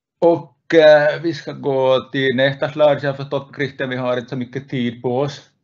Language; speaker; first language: Swedish; native; Swedish